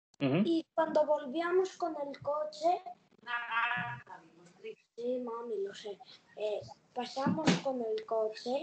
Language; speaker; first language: Spanish; early bilingual, heritage; Spanish